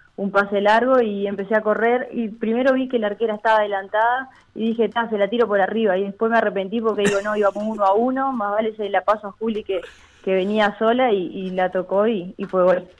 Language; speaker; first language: Spanish; native; Spanish